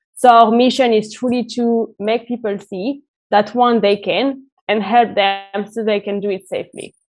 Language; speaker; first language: English; non-native, fluent; French